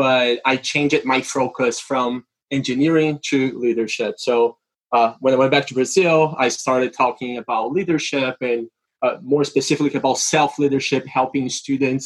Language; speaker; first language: English; non-native, fluent; Portuguese